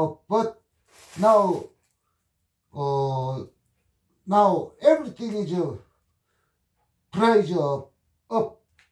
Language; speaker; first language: English; non-native, learner; Korean